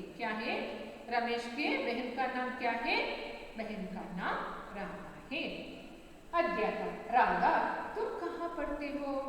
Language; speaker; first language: Hindi; non-native, local second language; Kannada